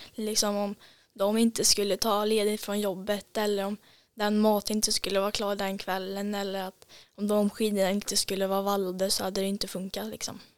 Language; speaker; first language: Swedish; native; Swedish